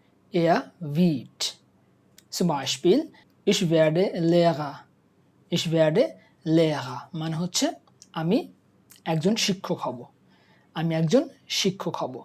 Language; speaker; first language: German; non-native, fluent; Bangla